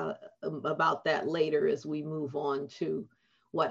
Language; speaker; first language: English; native; English